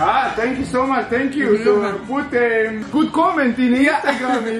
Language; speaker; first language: English; non-native, learner; Hebrew